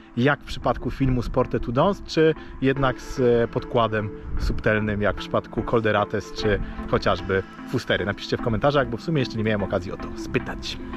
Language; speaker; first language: Polish; native; Polish